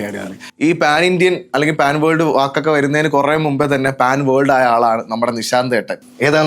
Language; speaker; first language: Malayalam; native; Malayalam